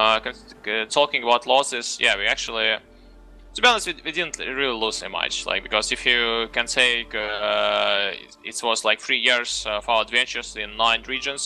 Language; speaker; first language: English; non-native, fluent; Russian